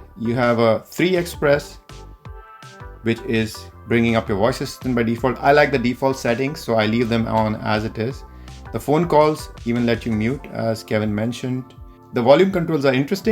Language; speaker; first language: English; non-native, fluent; Dutch